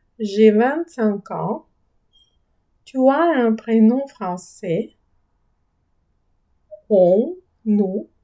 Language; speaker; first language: French; non-native, fluent; Ukrainian